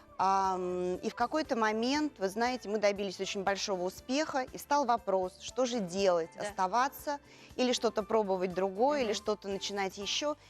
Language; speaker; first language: Russian; native; Russian